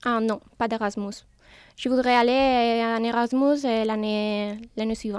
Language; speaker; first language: French; non-native, learner; Spanish